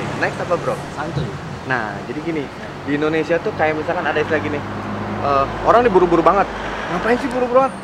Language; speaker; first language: Indonesian; native; Indonesian